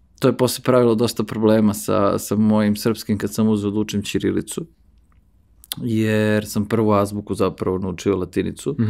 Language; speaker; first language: Serbian; early bilingual, heritage; Serbian